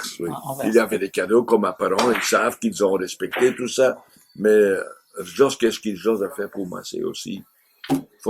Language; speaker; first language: French; non-native, fluent; Dutch